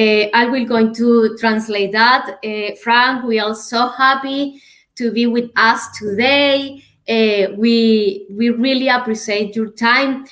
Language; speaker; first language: English; non-native, learner; Spanish